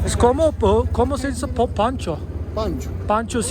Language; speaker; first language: Spanish; non-native, learner; Turkish